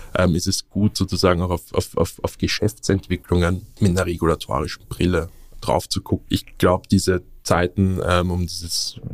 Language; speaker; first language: German; native; German